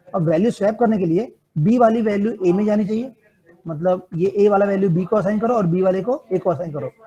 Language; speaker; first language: Hindi; non-native, local second language; Gujarati